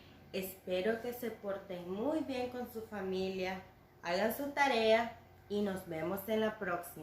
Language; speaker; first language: Spanish; native; Spanish